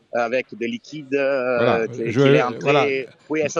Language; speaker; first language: French; non-native, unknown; Italian